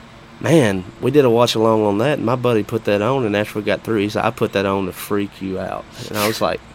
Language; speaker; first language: English; native; English